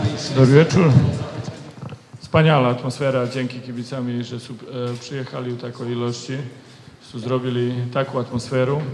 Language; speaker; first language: Polish; non-native, learner; Serbian